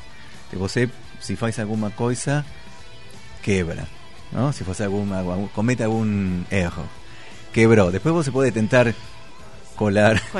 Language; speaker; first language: Portuguese; non-native, fluent; Spanish